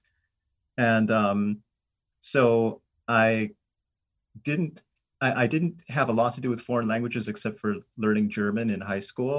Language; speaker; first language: English; native; English